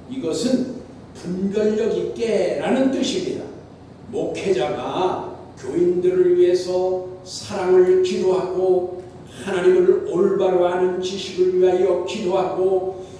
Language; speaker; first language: Korean; native; Korean